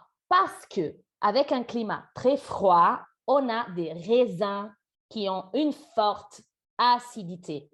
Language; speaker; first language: French; non-native, fluent; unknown